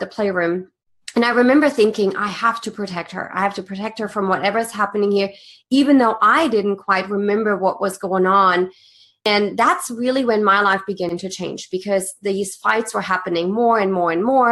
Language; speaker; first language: English; non-native, fluent; German